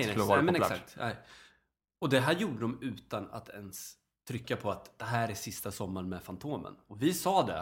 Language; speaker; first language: Swedish; native; Swedish